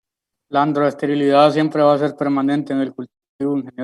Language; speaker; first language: Spanish; native; Spanish